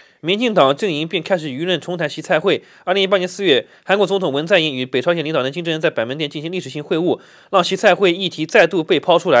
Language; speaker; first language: Chinese; native; Chinese